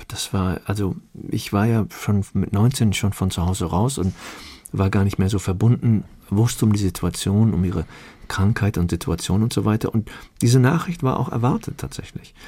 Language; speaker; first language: German; early bilingual, other home language; Turkish